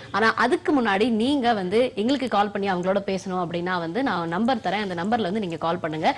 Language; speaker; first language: Tamil; native; Tamil